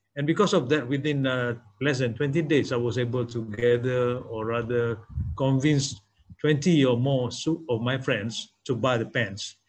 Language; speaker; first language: English; non-native, local second language; Malay